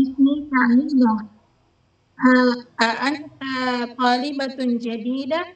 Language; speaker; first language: Arabic; non-native, learner; Indonesian